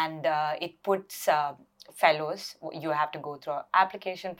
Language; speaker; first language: English; non-native, local second language; Malayalam